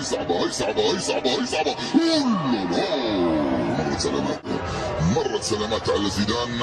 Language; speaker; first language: Arabic; native; Arabic